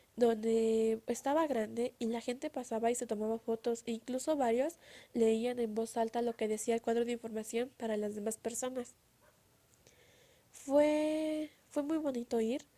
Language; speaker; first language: Spanish; native; Spanish